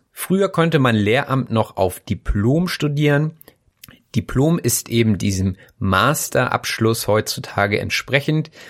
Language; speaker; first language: German; native; German